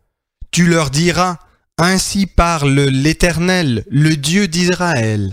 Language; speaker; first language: French; native; French